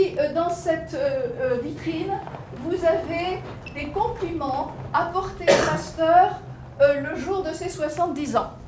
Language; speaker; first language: French; native; French